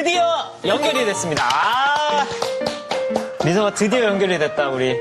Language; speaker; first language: Korean; native; Korean